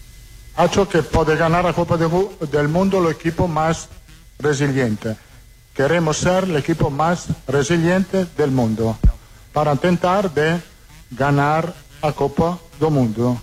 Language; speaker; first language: Portuguese; non-native, fluent; Italian